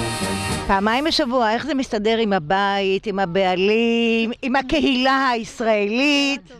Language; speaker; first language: Hebrew; native; Hebrew